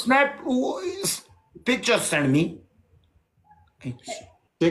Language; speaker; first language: English; non-native, learner; Pashto